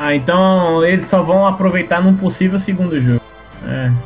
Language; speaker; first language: Portuguese; native; Portuguese